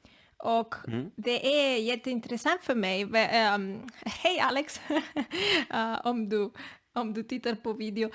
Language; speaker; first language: Swedish; non-native, learner; Spanish